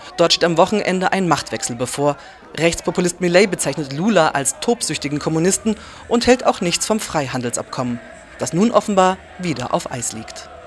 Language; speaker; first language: German; native; German